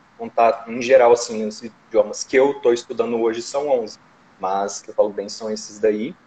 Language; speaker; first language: Portuguese; native; Portuguese